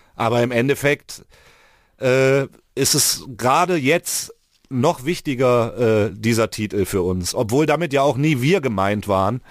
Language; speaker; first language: German; native; German